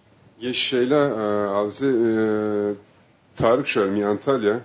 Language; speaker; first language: Hebrew; non-native, fluent; Turkish